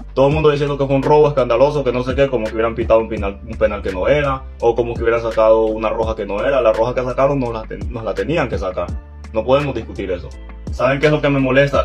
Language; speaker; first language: Spanish; native; Spanish